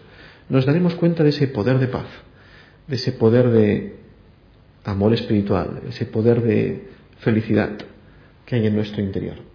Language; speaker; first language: Spanish; native; Spanish